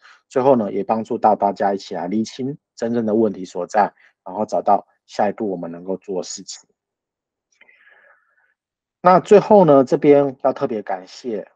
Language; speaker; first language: Chinese; native; Chinese